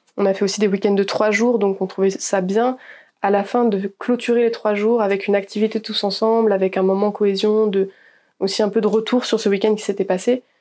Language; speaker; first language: French; native; French